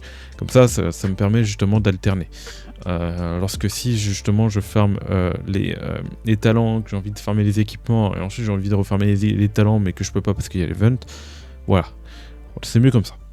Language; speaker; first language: French; native; French